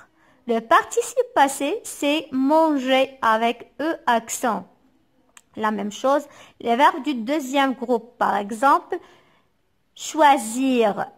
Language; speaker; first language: French; non-native, local second language; Arabic